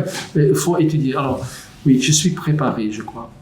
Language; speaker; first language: French; non-native, local second language; Dutch